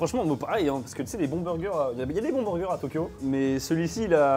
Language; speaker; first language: French; native; French